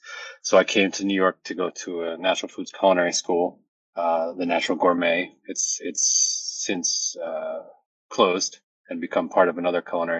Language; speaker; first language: English; native; English